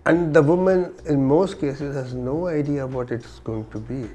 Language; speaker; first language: English; non-native, local second language; Urdu